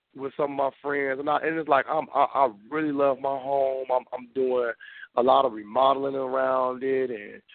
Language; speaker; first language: English; native; English